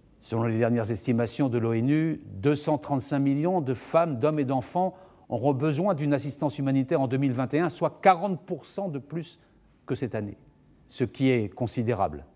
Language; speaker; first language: French; native; French